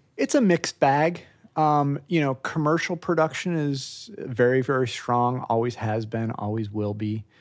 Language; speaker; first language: English; native; English